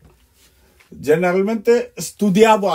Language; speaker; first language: Italian; non-native, fluent; Bangla